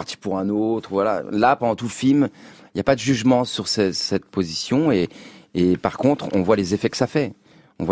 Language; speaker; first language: French; native; French